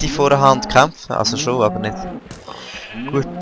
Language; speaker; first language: German; native; German